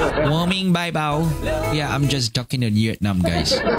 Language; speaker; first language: English; non-native, learner; Chinese